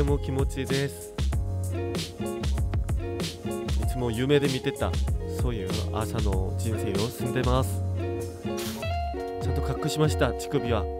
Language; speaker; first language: Japanese; non-native, fluent; Korean